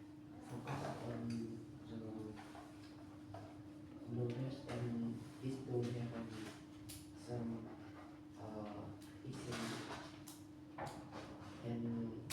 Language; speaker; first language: English; non-native, learner; Vietnamese